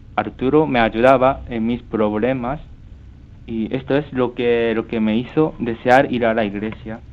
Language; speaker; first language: Spanish; non-native, fluent; Japanese